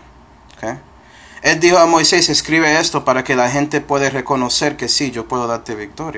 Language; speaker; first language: Spanish; non-native, fluent; English